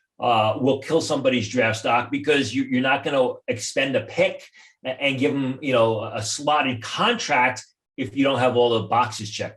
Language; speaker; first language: English; native; English